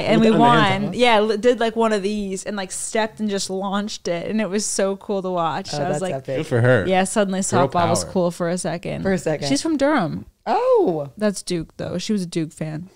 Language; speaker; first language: English; native; English